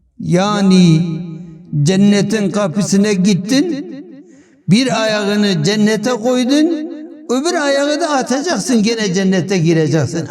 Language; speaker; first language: Turkish; non-native, local second language; Kurdish